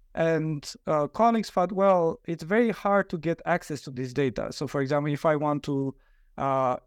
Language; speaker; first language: English; non-native, fluent; Romanian